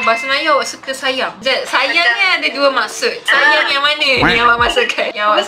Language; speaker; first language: Malay; native; Malay